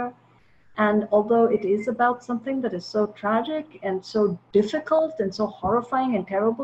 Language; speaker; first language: English; non-native, local second language; Tamil